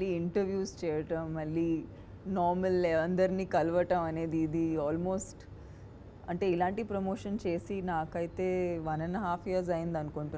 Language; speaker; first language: Telugu; non-native, fluent; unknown